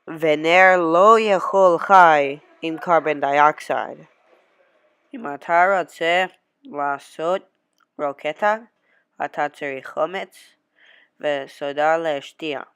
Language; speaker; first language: Hebrew; non-native, learner; English